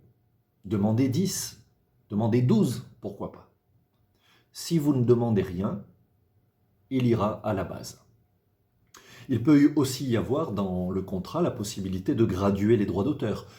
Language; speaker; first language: French; native; French